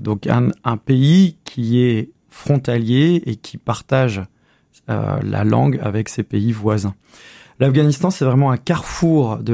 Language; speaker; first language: French; native; French